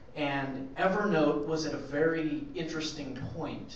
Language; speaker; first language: English; native; English